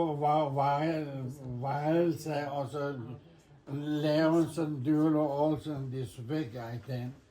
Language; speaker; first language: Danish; non-native, fluent; Turkish